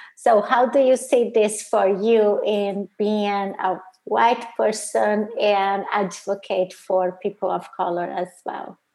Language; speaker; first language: English; non-native, fluent; Portuguese